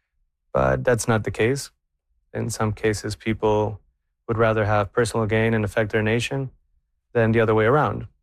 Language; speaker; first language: English; non-native, fluent; Spanish